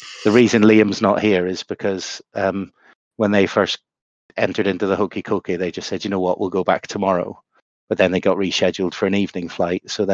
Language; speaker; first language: English; native; English